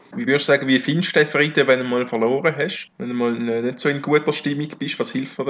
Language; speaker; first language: German; native; German